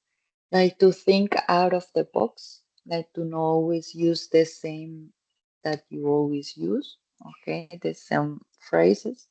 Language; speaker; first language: English; non-native, fluent; Spanish